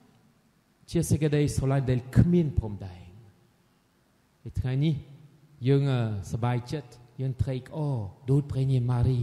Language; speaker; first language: Khmer; non-native, fluent; French